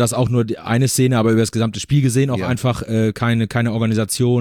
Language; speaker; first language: German; native; German